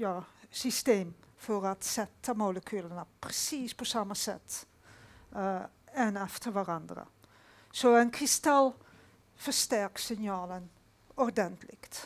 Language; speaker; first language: Swedish; non-native, fluent; Dutch